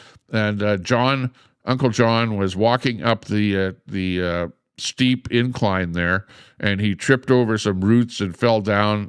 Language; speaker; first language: English; native; English